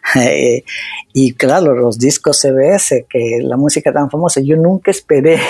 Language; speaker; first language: Spanish; native; Spanish